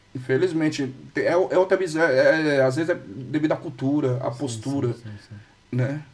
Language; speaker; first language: Portuguese; native; Portuguese